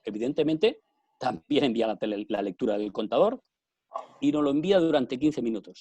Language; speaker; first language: Spanish; native; Spanish